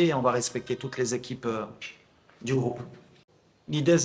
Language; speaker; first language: French; non-native, local second language; Arabic